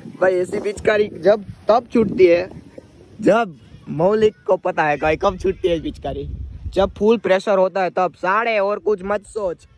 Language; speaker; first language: Hindi; non-native, local second language; Gujarati